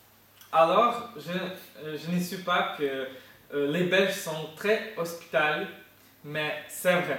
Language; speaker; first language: French; non-native, fluent; Ukrainian